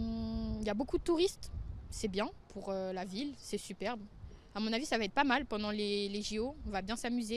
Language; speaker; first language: French; native; French